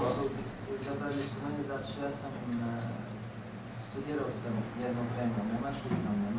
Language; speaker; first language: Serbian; non-native, learner; Arabic